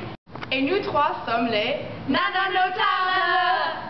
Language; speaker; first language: French; non-native, learner; English